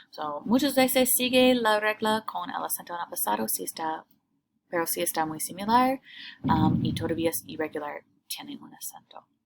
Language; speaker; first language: Spanish; non-native, learner; English